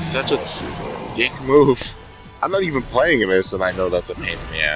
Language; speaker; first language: English; native; English